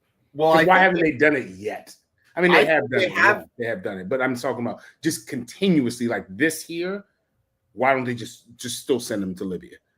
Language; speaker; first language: English; native; English